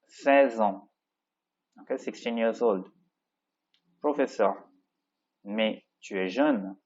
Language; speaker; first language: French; non-native, fluent; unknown